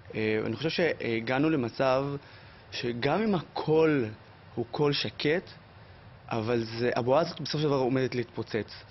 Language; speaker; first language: Hebrew; non-native, local second language; Arabic